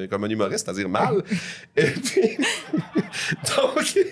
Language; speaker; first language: French; native; French